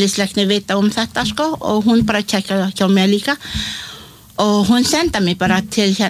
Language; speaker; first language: Icelandic; non-native, learner; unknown